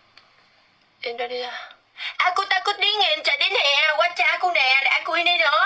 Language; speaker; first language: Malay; non-native, learner; Vietnamese